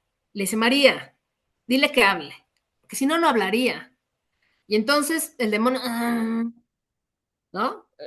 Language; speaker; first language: Spanish; native; Spanish